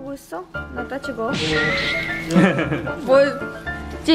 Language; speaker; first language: Korean; non-native, learner; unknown